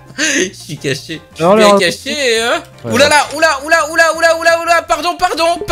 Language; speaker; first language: French; native; French